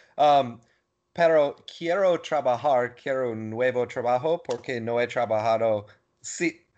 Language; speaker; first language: Spanish; non-native, learner; English